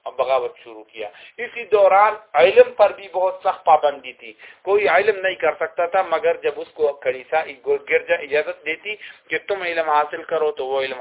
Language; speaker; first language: Urdu; non-native, local second language; Pashto